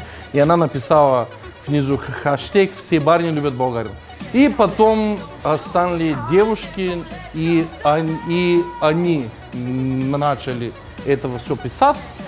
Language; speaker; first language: Russian; non-native, learner; Bulgarian